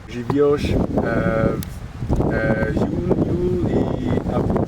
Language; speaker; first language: Russian; non-native, learner; German